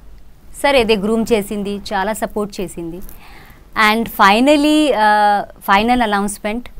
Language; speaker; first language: Telugu; non-native, local second language; Hindi